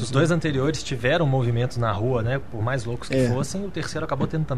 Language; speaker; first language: Portuguese; native; Portuguese